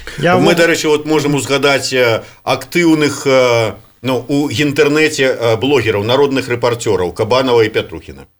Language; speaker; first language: Belarusian; native; Belarusian